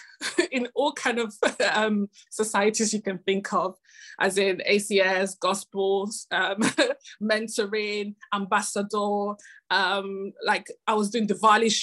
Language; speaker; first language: English; non-native, fluent; Italian